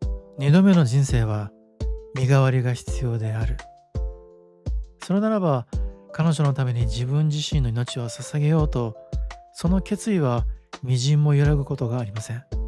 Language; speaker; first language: Japanese; native; Japanese